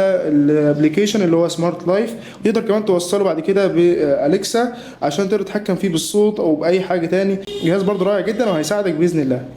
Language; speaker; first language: Arabic; native; Arabic